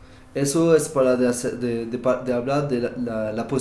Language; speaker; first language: Spanish; non-native, learner; French